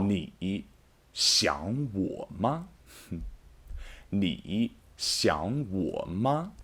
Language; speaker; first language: Chinese; non-native, fluent; English